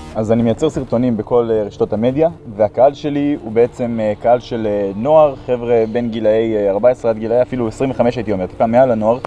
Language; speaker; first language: Hebrew; native; Hebrew